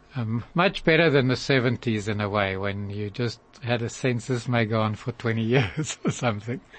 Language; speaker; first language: English; native; English